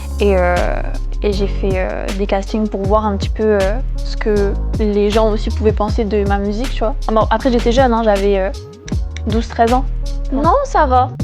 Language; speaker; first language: French; early bilingual, other home language; Malagasy